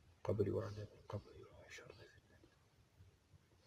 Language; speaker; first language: Arabic; native; Arabic